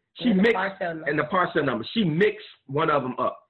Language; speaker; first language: English; native; English